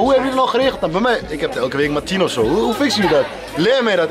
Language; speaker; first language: Dutch; native; Dutch